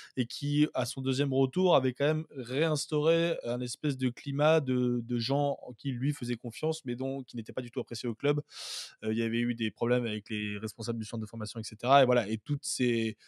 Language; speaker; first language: French; native; French